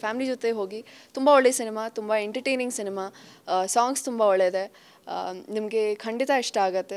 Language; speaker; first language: Kannada; non-native, local second language; Hindi